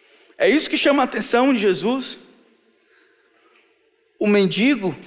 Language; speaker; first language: Portuguese; native; Portuguese